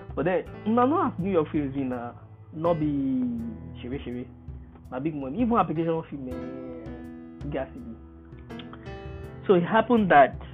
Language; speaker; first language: English; non-native, local second language; Yoruba